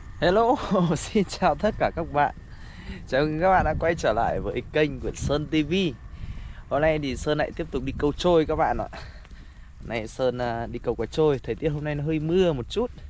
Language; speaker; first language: Vietnamese; native; Vietnamese